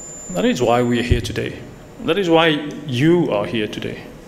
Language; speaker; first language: English; non-native, local second language; Morisyen